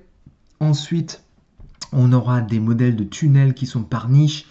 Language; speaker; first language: French; native; French